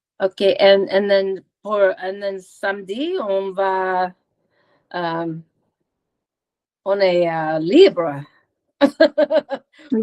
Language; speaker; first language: French; non-native, learner; English